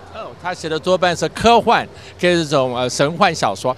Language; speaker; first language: Chinese; native; Chinese